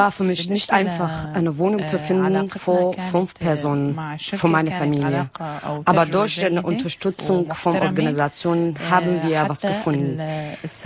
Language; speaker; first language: German; non-native, learner; Arabic